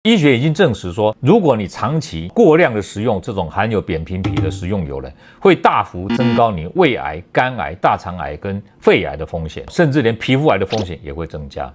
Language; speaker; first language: Chinese; native; Chinese